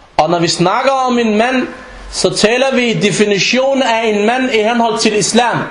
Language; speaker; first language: Danish; non-native, fluent; Arabic